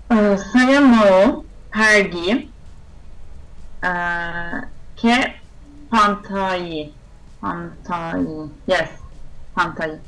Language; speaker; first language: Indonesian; non-native, learner; Turkish